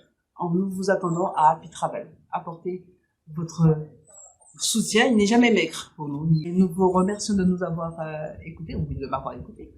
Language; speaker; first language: French; native; French